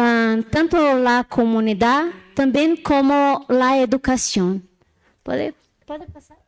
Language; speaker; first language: Spanish; non-native, learner; Portuguese